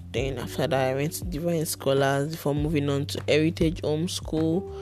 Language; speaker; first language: English; non-native, local second language; Yoruba